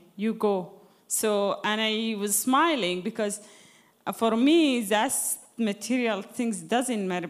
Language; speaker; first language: English; non-native, fluent; Arabic